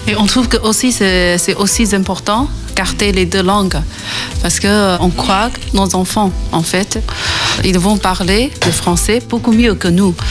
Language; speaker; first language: French; non-native, fluent; Chinese